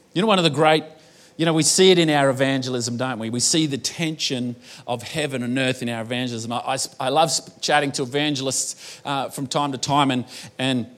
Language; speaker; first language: English; native; English